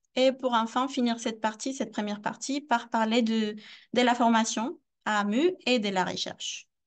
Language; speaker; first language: French; non-native, fluent; Spanish